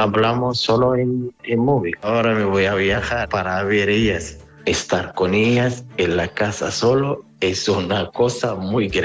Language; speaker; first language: Spanish; non-native, learner; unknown